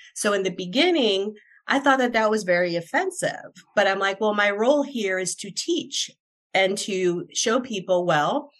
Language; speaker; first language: English; non-native, fluent; Spanish